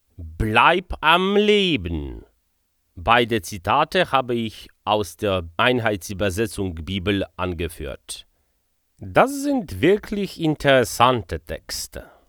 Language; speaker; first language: German; non-native, fluent; Polish